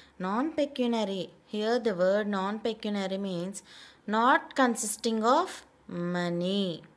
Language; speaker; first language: English; non-native, local second language; Telugu